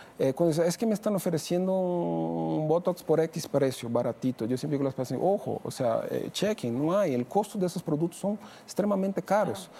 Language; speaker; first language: Spanish; non-native, fluent; Portuguese